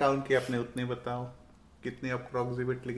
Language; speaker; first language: Hindi; native; Hindi